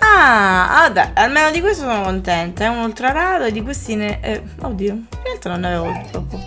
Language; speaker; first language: Italian; native; Italian